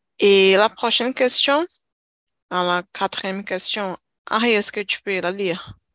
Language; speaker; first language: French; non-native, learner; Portuguese